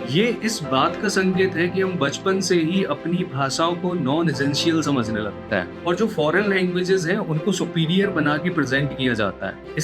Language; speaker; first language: Hindi; native; Hindi